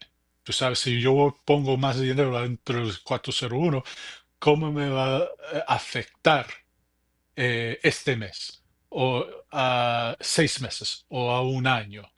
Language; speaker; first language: Spanish; early bilingual, heritage; English